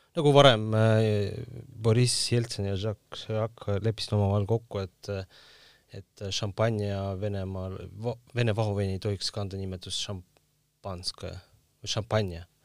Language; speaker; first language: Estonian; non-native, local second language; Russian